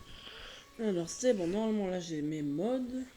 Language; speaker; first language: French; native; French